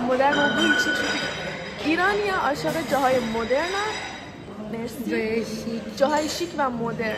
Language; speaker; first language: Persian; native; Persian